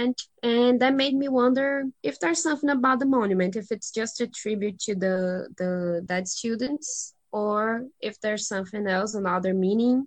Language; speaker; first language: English; non-native, fluent; Portuguese